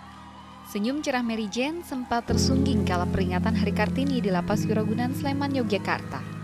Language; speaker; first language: Indonesian; native; Indonesian